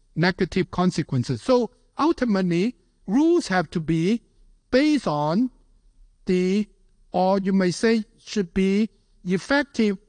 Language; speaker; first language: English; non-native, local second language; Cantonese